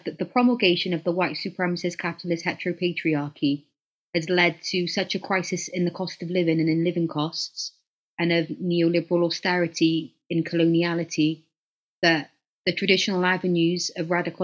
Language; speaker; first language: English; native; English